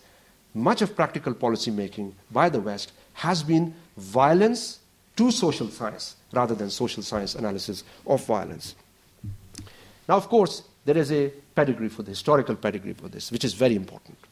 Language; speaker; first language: English; non-native, local second language; Urdu